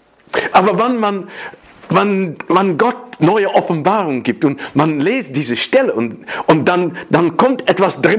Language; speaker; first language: German; non-native, fluent; Dutch